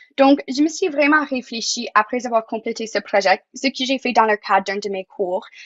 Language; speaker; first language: French; non-native, local second language; English